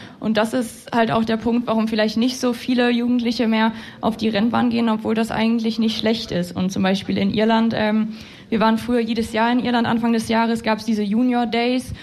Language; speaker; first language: German; native; German